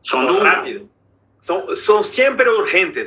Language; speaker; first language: Spanish; non-native, fluent; Portuguese